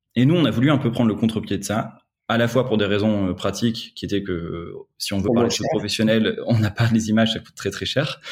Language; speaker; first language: French; native; French